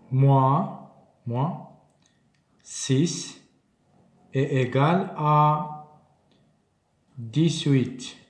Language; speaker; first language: French; non-native, learner; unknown